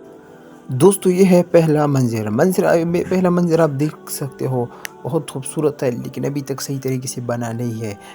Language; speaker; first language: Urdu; non-native, local second language; Pashto